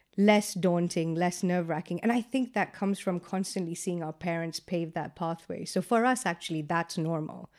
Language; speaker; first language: English; non-native, local second language; Gujarati